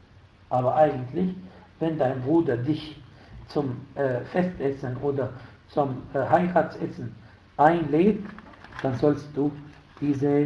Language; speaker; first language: German; non-native, fluent; Arabic